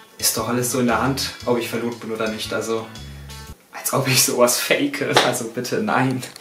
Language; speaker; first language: German; early bilingual, other home language; Turkish